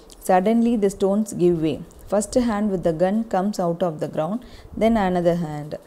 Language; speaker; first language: English; non-native, local second language; Tamil